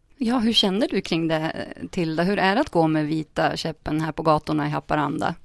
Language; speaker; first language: Swedish; native; Swedish